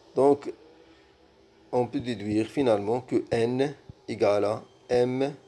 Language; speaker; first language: French; non-native, local second language; Arabic